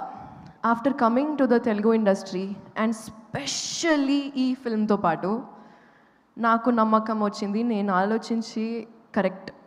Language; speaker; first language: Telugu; non-native, local second language; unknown